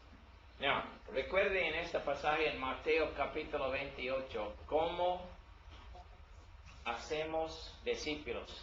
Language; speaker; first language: Spanish; non-native, learner; English